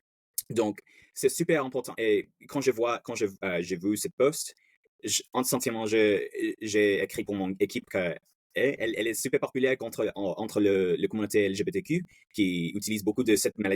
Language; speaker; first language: French; non-native, learner; English